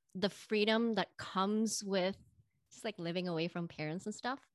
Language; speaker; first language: English; non-native, fluent; Indonesian